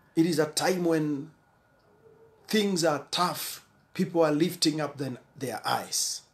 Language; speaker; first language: English; non-native, local second language; Swahili